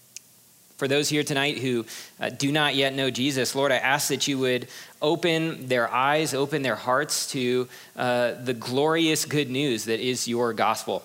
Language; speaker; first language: English; native; English